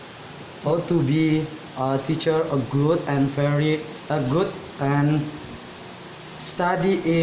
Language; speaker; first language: English; non-native, learner; Indonesian